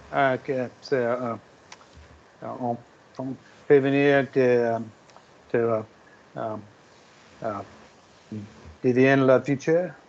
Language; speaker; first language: French; non-native, learner; English